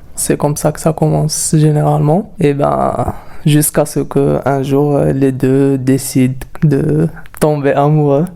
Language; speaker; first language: French; non-native, local second language; Arabic